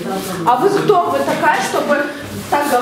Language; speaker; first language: Russian; non-native, local second language; Kyrgyz